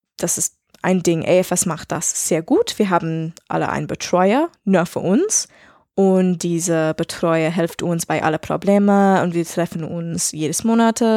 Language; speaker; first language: German; non-native, learner; English